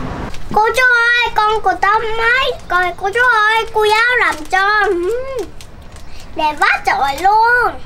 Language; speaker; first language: Vietnamese; early bilingual, heritage; Vietnamese